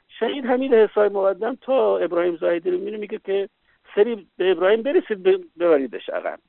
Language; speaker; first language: Persian; native; Persian